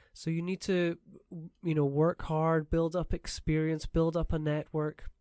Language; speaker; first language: English; native; English